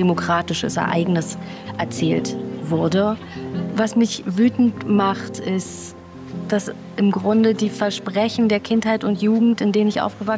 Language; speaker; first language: German; native; German